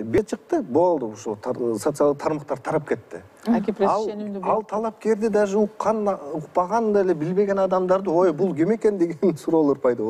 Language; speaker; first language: Kyrgyz; native; Kyrgyz